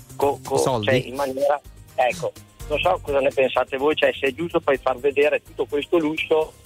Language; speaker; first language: Italian; native; Italian